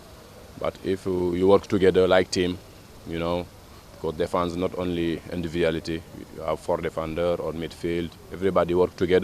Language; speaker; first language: English; non-native, fluent; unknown